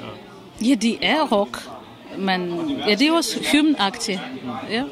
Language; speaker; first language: Danish; non-native, fluent; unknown